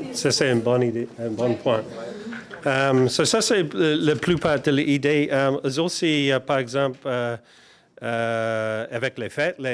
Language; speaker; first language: French; non-native, learner; English